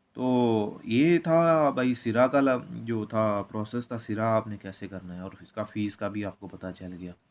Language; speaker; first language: Hindi; non-native, local second language; Punjabi